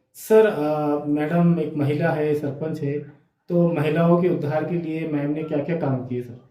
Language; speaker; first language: Hindi; non-native, local second language; Marathi